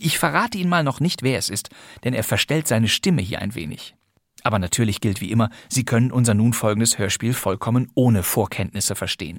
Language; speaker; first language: German; native; German